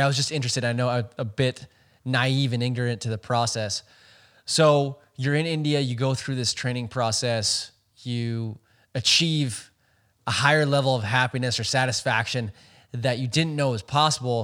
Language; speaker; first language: English; native; English